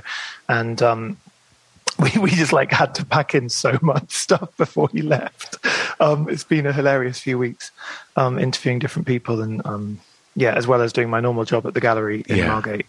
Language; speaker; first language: English; native; English